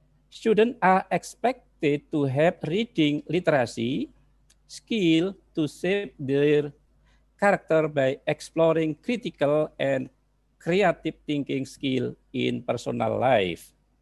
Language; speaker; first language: English; non-native, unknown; Indonesian